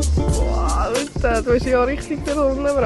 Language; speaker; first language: German; native; German